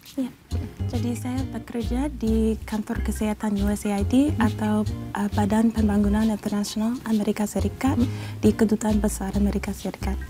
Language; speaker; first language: Indonesian; non-native, fluent; English